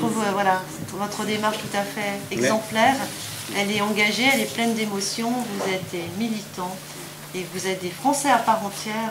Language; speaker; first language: French; native; French